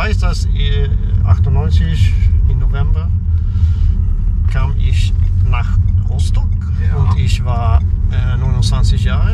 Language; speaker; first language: German; non-native, learner; Swedish